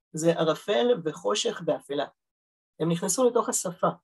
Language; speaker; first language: Hebrew; early bilingual, other home language; Russian